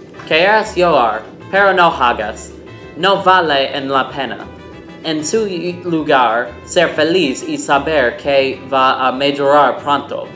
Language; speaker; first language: Spanish; non-native, learner; English